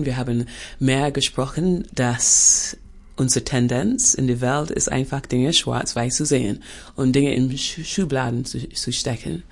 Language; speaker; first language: German; non-native, fluent; English